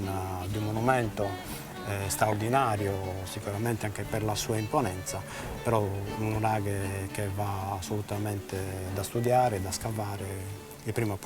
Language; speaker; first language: Italian; native; Italian